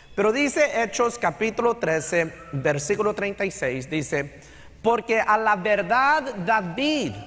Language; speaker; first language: Spanish; native; Spanish